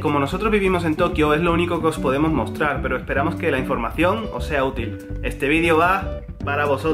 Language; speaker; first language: Spanish; native; Spanish